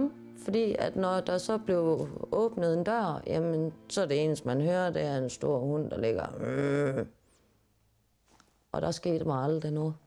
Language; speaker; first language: Danish; native; Danish